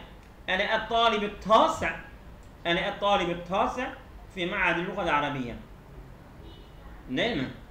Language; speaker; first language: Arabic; non-native, fluent; Turkish